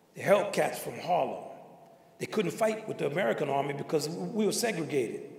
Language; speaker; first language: English; native; English